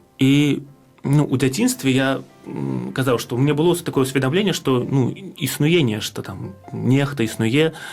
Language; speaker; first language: Belarusian; native; Belarusian